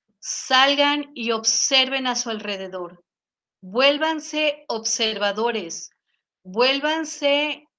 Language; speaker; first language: Spanish; native; Spanish